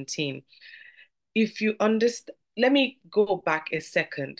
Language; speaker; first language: English; non-native, local second language; Yoruba